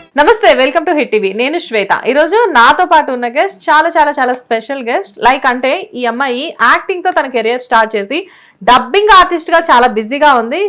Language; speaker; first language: Telugu; native; Telugu